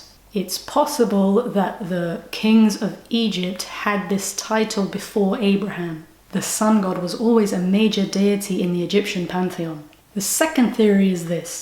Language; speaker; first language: English; native; English